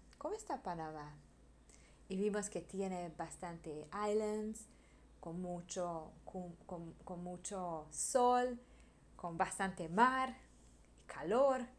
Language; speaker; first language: Spanish; non-native, learner; Hungarian